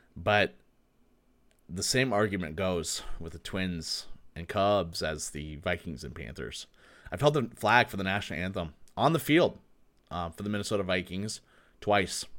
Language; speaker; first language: English; native; English